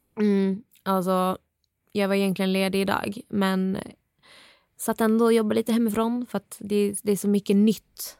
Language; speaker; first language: Swedish; native; Swedish